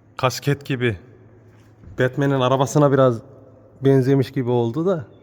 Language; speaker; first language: Turkish; early bilingual, heritage; Turkish